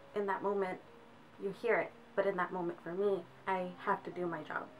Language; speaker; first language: English; native; English